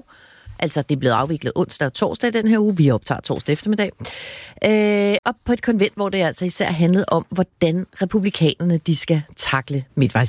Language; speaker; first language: Danish; native; Danish